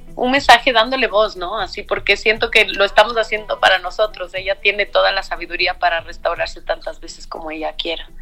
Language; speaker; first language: Spanish; native; Spanish